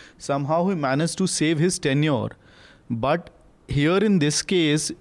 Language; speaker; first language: English; non-native, local second language; Hindi